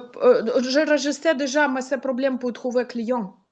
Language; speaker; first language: French; non-native, learner; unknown